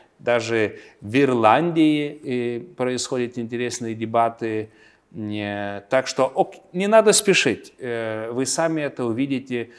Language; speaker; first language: Russian; non-native, local second language; Lithuanian